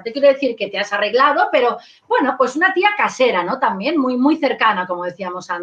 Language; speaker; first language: Spanish; native; Spanish